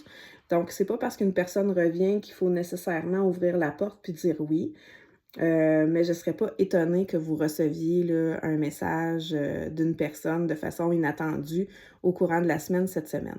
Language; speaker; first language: French; native; French